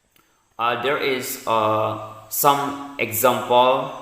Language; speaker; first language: English; non-native, learner; Indonesian